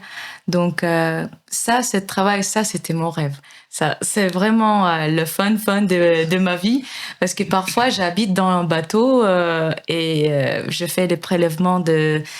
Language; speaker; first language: French; non-native, fluent; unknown